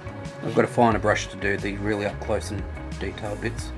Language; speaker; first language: English; native; English